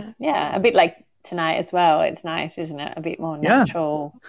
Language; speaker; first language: English; native; English